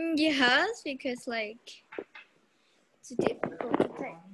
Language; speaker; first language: English; non-native, learner; Vietnamese